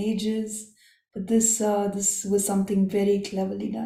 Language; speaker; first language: English; non-native, local second language; Marathi